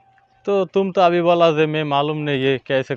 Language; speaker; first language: Hindi; non-native, learner; Bangla